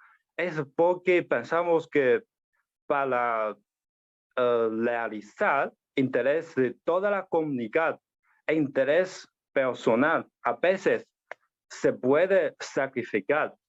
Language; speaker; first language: Spanish; non-native, learner; Chinese